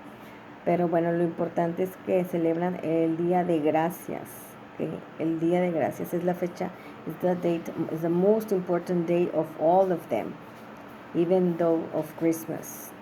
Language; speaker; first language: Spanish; native; Spanish